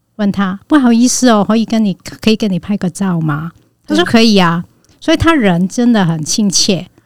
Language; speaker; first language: Chinese; non-native, fluent; Cantonese